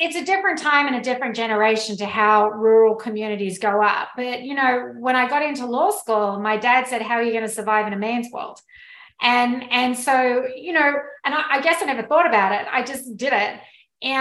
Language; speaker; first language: English; native; English